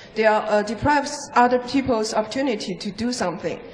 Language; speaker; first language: English; non-native, fluent; Chinese